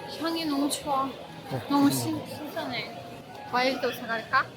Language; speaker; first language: Korean; non-native, fluent; Russian